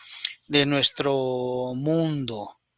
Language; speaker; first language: Spanish; native; Spanish